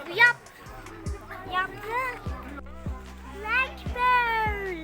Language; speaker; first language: Turkish; early bilingual, heritage; Turkish